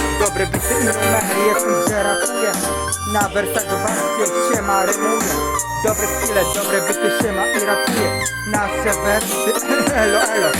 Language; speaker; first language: Polish; native; Polish